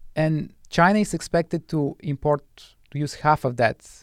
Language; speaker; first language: English; non-native, fluent; Bulgarian